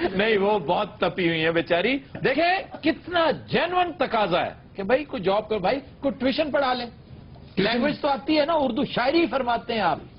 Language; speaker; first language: Urdu; non-native, local second language; Punjabi